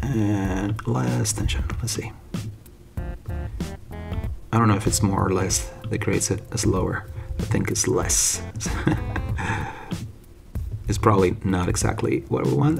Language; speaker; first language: English; non-native, fluent; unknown